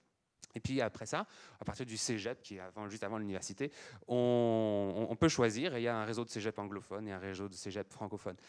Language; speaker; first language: French; native; French